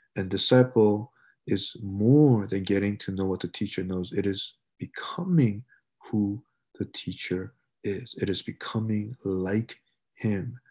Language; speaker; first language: English; early bilingual, other home language; Korean